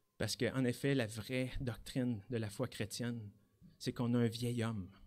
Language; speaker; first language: French; native; French